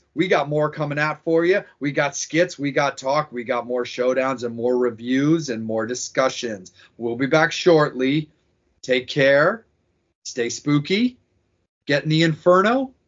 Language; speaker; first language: English; native; English